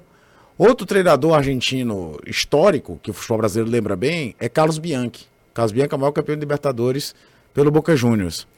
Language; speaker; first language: Portuguese; native; Portuguese